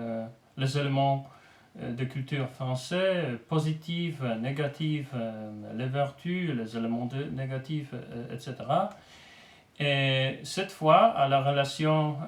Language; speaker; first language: French; non-native, learner; Polish